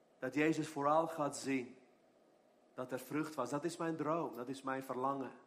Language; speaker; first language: Dutch; non-native, fluent; Armenian